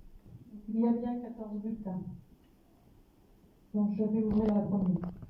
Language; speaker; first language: French; native; French